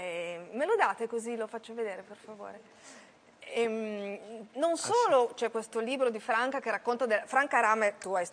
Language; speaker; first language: Italian; native; Italian